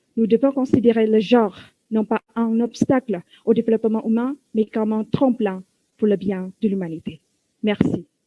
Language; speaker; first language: French; non-native, fluent; Indonesian